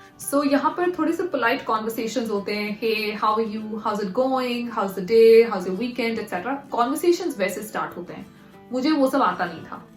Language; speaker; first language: Hindi; native; Hindi